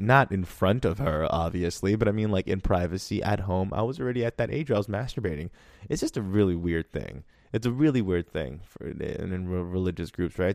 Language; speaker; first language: English; early bilingual, other home language; Spanish